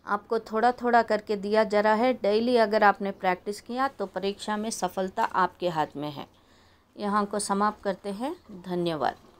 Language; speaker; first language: Hindi; non-native, local second language; Kannada